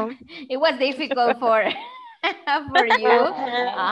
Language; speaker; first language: English; non-native, fluent; Spanish